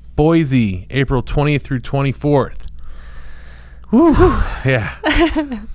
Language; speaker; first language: English; native; English